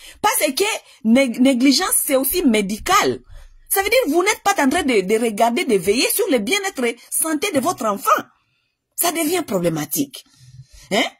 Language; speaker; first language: French; non-native, local second language; Lingala